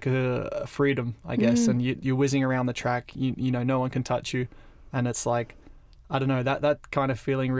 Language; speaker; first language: English; native; English